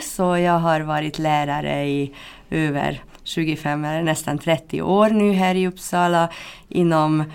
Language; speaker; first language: Swedish; non-native, fluent; Hungarian